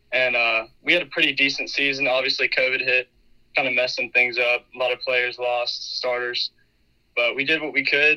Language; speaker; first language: English; native; English